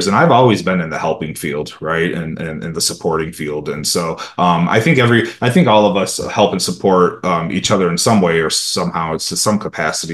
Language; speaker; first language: English; early bilingual, other home language; Romanian